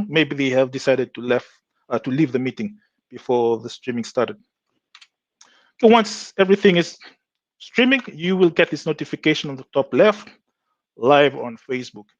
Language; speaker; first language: English; non-native, local second language; Fijian